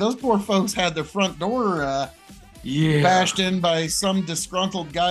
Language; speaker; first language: English; native; English